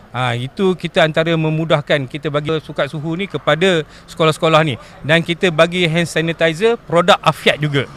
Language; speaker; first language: Malay; native; Malay